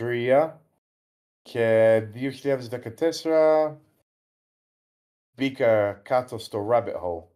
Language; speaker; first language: Greek; early bilingual, heritage; English